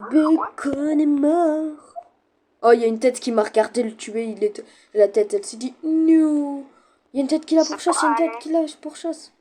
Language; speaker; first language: French; native; French